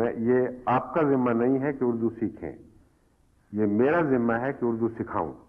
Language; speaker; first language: Urdu; native; Urdu